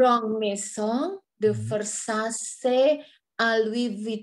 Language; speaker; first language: French; non-native, learner; Indonesian